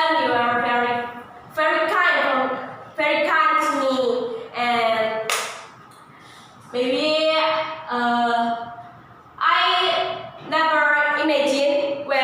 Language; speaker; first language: English; non-native, learner; Indonesian